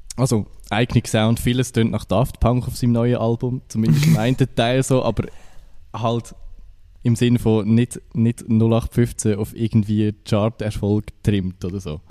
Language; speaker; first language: German; native; German